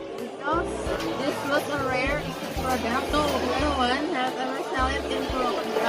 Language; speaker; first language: English; non-native, learner; Indonesian